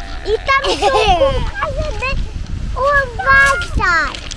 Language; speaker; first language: Polish; early bilingual, heritage; Polish